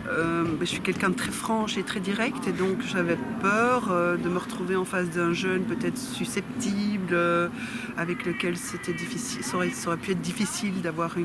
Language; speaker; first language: French; native; French